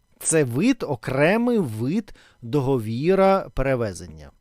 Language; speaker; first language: Ukrainian; native; Ukrainian